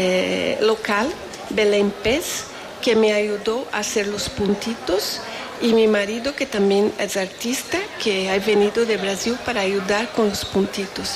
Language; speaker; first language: Spanish; non-native, fluent; Portuguese